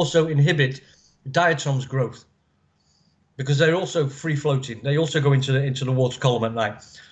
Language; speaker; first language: English; native; English